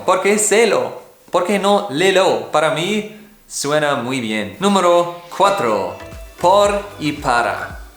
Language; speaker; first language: Spanish; non-native, fluent; German